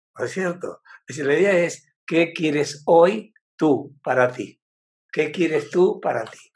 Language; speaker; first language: Spanish; native; Spanish